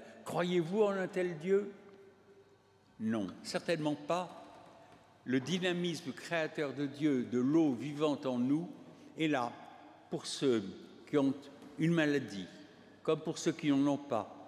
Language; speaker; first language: French; native; French